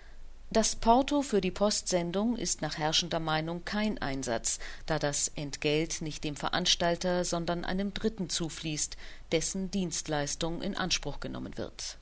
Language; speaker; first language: German; native; German